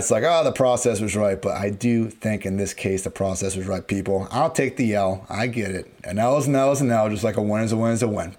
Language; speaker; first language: English; native; English